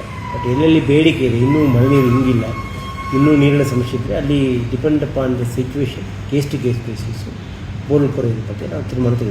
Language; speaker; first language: Kannada; native; Kannada